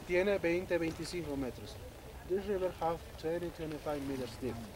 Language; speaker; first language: English; non-native, learner; Spanish